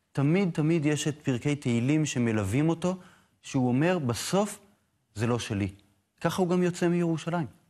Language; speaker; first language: Hebrew; native; Hebrew